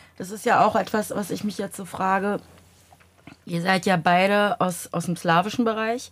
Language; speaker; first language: German; native; German